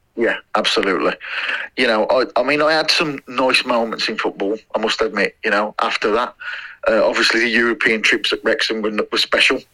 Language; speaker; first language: English; native; English